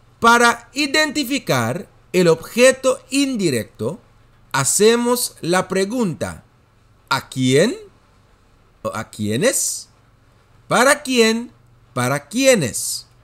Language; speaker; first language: Spanish; non-native, fluent; Dutch